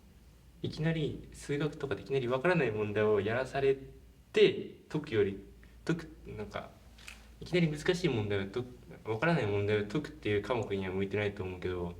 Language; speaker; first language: Japanese; native; Japanese